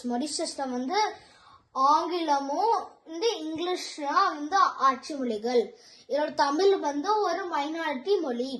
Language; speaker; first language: Tamil; early bilingual, heritage; Tamil